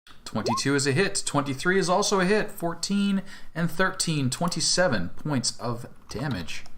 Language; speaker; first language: English; native; English